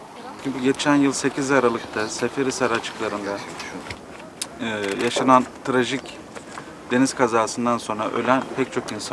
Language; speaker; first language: Turkish; native; Turkish